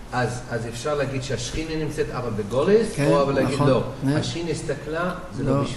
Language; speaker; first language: Hebrew; non-native, fluent; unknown